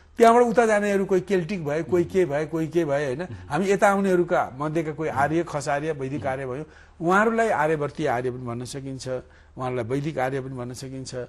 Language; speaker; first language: Nepali; native; Nepali